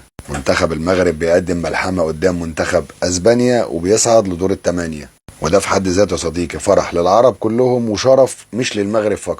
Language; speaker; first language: Arabic; native; Arabic